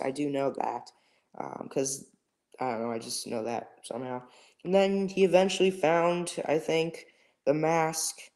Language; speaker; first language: English; native; English